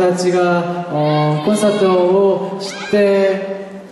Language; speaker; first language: Japanese; non-native, learner; Korean